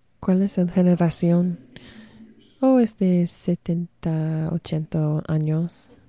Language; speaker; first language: Spanish; non-native, learner; English